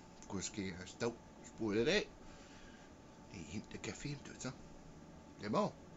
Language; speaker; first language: French; early bilingual, heritage; French